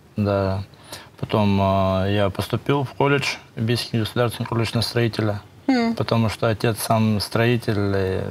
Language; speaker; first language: Russian; native; Russian